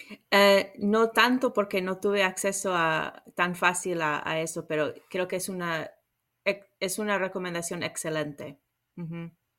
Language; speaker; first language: Spanish; non-native, fluent; English